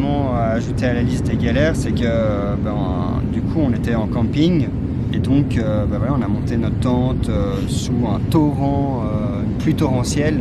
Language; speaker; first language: French; native; French